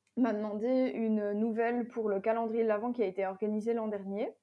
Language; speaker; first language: French; native; French